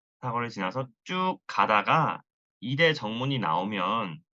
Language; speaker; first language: Korean; non-native, learner; Thai